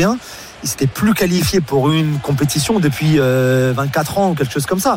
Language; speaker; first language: French; non-native, fluent; English